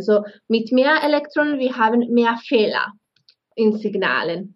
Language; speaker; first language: German; non-native, fluent; Bosnian